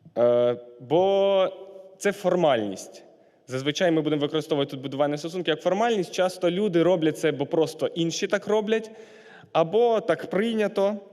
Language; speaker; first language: Ukrainian; non-native, local second language; Russian